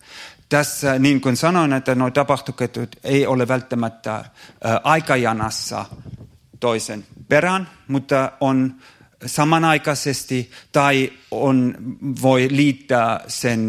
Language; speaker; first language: Finnish; non-native, fluent; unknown